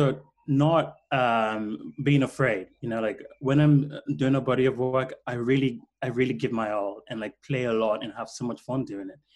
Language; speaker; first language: English; non-native, local second language; Krio